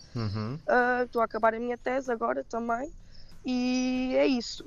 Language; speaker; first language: Portuguese; early bilingual, heritage; Portuguese